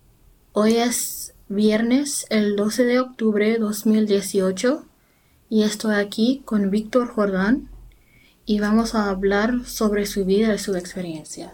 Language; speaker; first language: Spanish; non-native, learner; English